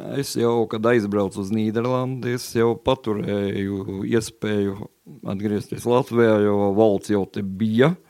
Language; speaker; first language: Latvian; native; Latvian